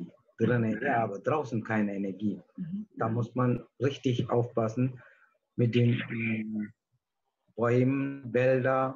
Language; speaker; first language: German; non-native, learner; Tamil